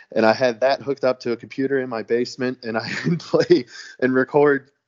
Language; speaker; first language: English; native; English